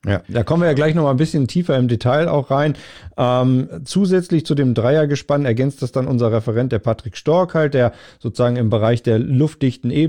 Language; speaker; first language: German; native; German